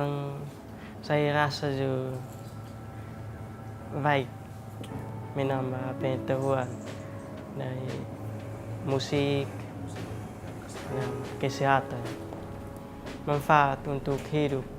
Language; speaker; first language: Indonesian; non-native, local second language; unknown